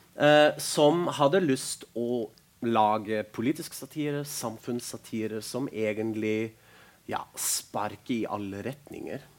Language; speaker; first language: Norwegian; non-native, fluent; German